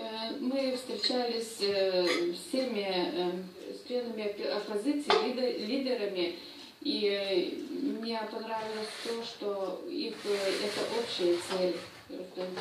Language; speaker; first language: Russian; non-native, fluent; Lithuanian